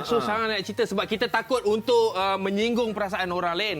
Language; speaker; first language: Malay; native; Malay